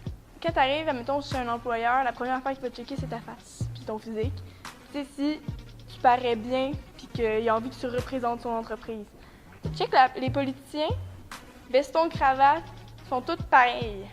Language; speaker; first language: French; native; French